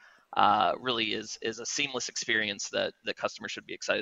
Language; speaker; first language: English; native; English